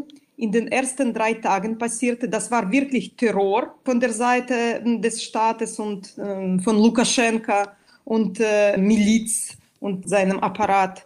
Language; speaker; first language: German; non-native, fluent; Russian